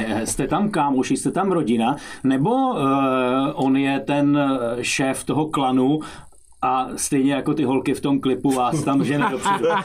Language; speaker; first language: Czech; native; Czech